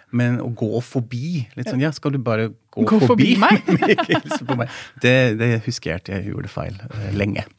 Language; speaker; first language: Norwegian; non-native, fluent; German